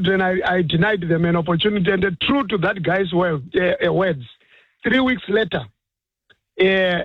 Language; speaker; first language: English; non-native, local second language; Shona